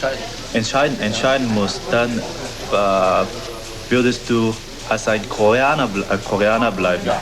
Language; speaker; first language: German; non-native, fluent; Korean